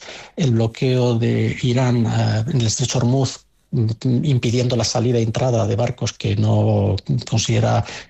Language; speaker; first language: Spanish; native; Spanish